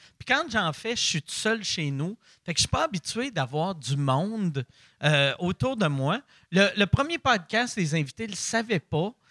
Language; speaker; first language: French; native; French